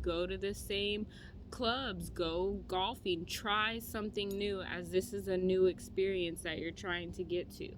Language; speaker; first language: English; native; English